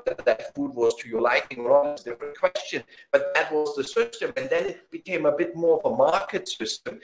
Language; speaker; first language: English; non-native, fluent; German